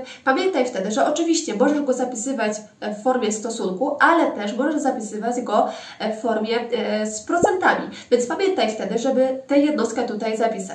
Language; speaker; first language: Polish; native; Polish